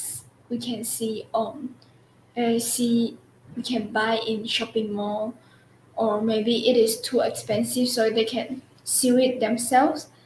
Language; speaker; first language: English; non-native, local second language; Chinese